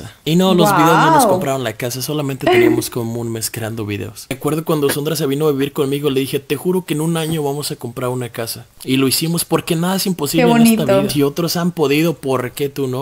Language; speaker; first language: Spanish; native; Spanish